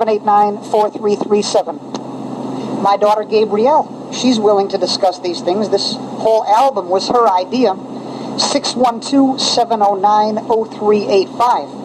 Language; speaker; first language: English; native; English